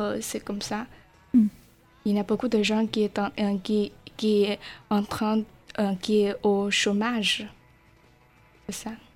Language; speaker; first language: French; non-native, learner; Chinese